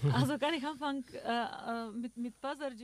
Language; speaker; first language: German; non-native, fluent; Bulgarian